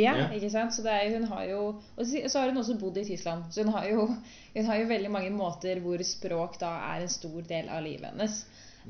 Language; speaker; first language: Norwegian; native; Norwegian